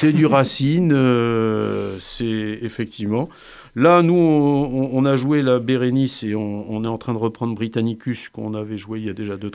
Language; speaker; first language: French; native; French